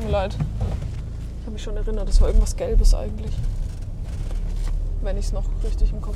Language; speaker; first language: German; native; German